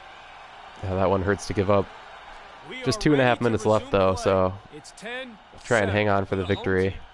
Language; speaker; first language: English; native; English